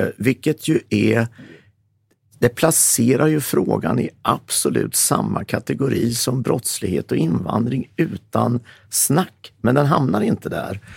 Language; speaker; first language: Swedish; native; Swedish